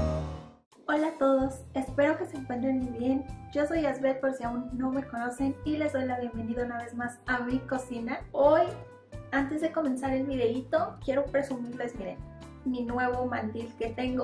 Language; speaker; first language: Spanish; native; Spanish